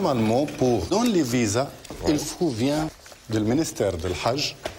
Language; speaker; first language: French; non-native, learner; Arabic